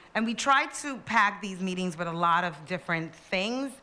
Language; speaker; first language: English; early bilingual, other home language; Spanish